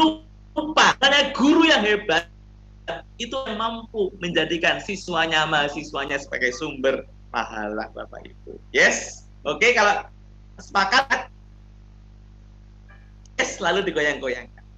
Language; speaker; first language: Indonesian; non-native, local second language; Javanese